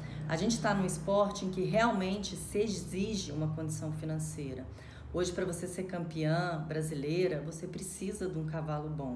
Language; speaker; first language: Portuguese; native; Portuguese